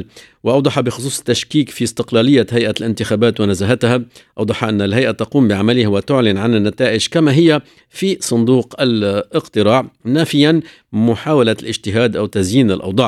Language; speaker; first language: Arabic; native; Arabic